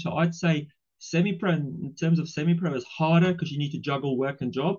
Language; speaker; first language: English; non-native, local second language; Afrikaans